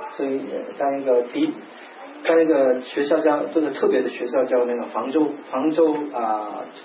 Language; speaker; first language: Chinese; non-native, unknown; English